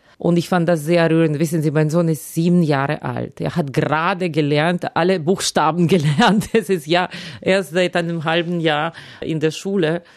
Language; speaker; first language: German; non-native, fluent; Ukrainian